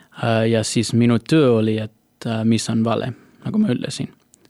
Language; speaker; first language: Estonian; non-native, learner; English